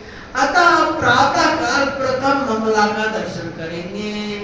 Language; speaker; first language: Hindi; native; Hindi